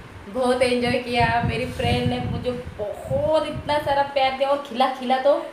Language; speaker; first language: Hindi; native; Hindi